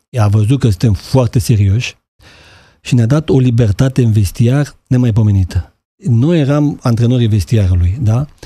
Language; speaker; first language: Romanian; native; Romanian